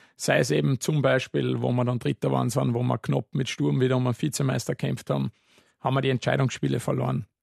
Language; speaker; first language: German; native; German